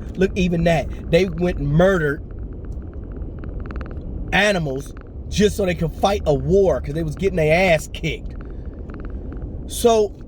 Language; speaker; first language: English; native; English